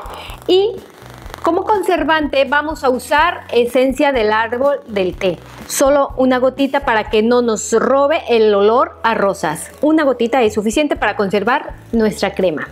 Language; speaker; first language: Spanish; native; Spanish